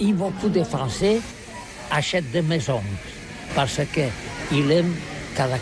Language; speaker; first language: French; non-native, learner; Catalan